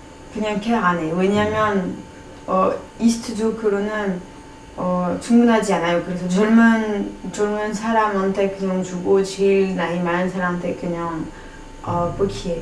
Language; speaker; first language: Korean; non-native, learner; French